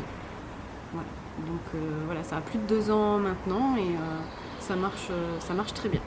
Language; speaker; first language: French; native; French